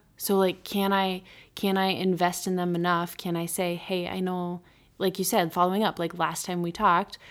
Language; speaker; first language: English; native; English